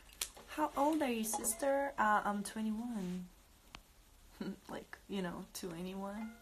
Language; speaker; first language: English; non-native, fluent; Russian